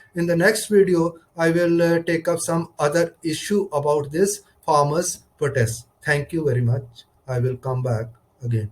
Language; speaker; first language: English; non-native, local second language; Punjabi